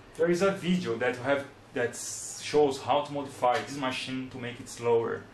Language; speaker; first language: English; non-native, fluent; Portuguese